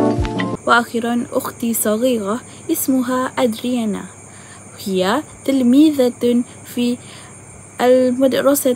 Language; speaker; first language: Arabic; non-native, learner; Malay